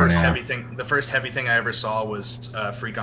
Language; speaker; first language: English; native; English